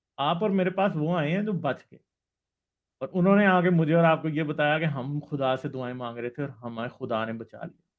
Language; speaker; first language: Urdu; native; Urdu